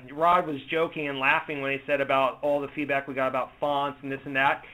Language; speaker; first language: English; native; English